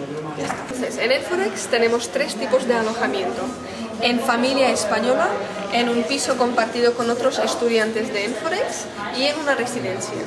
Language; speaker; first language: Spanish; non-native, fluent; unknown